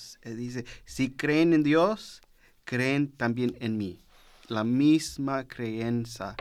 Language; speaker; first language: Spanish; early bilingual, heritage; Spanish